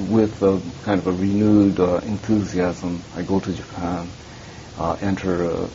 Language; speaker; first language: English; early bilingual, other home language; Japanese